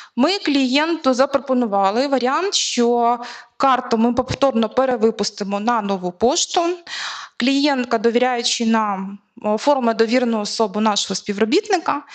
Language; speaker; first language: Ukrainian; native; Ukrainian